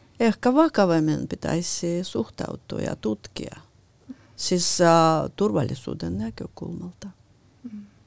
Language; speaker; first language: Finnish; non-native, fluent; Russian